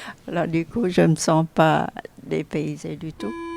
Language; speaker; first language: French; non-native, fluent; Vietnamese